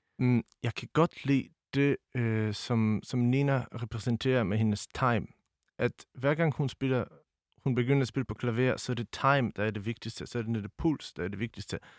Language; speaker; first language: Danish; non-native, fluent; Polish